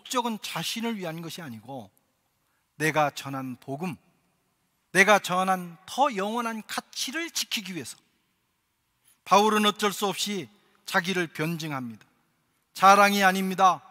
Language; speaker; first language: Korean; native; Korean